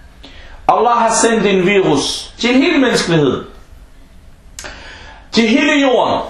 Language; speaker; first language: Danish; non-native, local second language; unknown